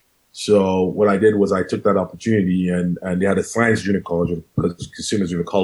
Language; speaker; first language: English; non-native, local second language; Krio